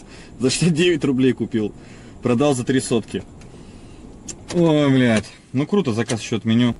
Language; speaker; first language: Russian; native; Russian